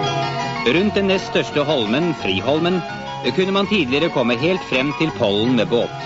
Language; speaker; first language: Norwegian; native; Norwegian